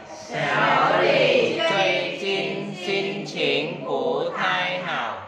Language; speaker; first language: Chinese; non-native, learner; Vietnamese